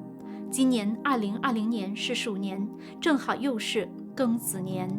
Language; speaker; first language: Chinese; native; Chinese